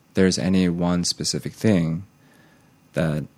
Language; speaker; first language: English; native; English